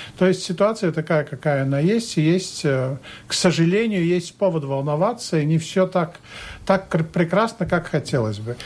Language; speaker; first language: Russian; non-native, local second language; Latvian